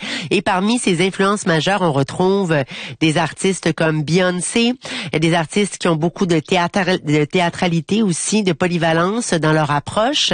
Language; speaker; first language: French; native; French